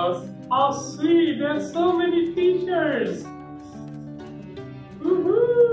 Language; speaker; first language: English; non-native, local second language; Hindi